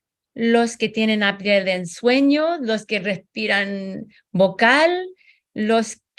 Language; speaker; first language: Spanish; non-native, fluent; English